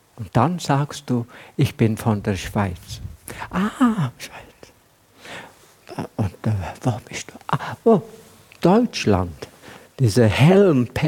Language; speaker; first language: German; non-native, fluent; Welsh